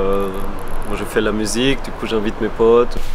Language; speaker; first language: French; non-native, fluent; German